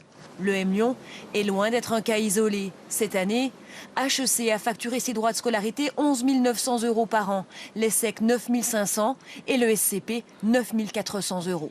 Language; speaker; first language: French; native; French